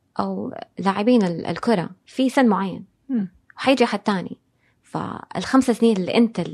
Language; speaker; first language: Arabic; native; Arabic